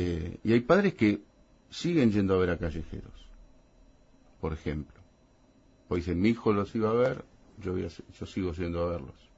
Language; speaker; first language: Spanish; native; Spanish